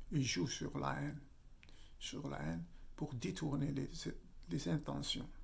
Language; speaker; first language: French; non-native, local second language; Arabic